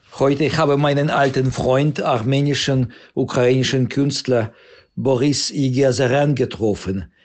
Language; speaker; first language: German; non-native, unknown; Russian